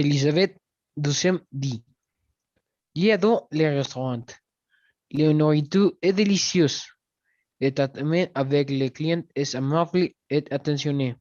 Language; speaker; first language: French; non-native, learner; Spanish